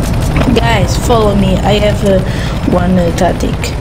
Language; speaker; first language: English; non-native, learner; Hungarian